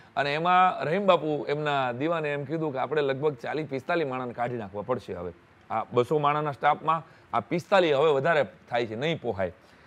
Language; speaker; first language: Gujarati; native; Gujarati